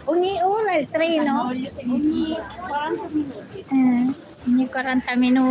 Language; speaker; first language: Italian; non-native, learner; Filipino